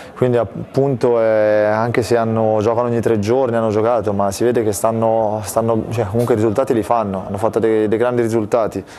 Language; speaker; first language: Italian; native; Italian